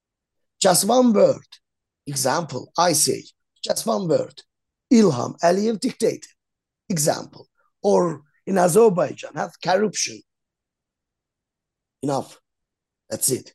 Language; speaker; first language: English; non-native, learner; Azerbaijani